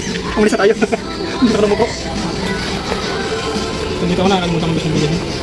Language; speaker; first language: Filipino; non-native, local second language; Cebuano